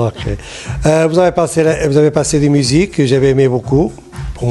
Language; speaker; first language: French; non-native, learner; Portuguese